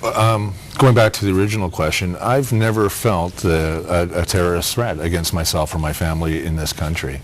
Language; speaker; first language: English; native; English